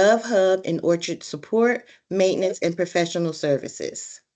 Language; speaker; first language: English; native; English